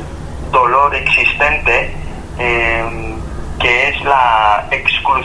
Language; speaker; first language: Spanish; non-native, fluent; Hebrew